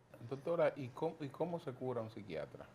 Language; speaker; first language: Spanish; native; Spanish